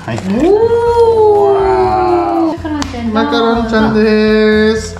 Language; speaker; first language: Japanese; early bilingual, heritage; Japanese